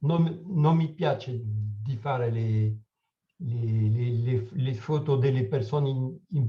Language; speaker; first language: Italian; non-native, learner; French